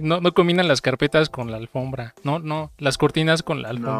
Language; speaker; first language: Spanish; native; Spanish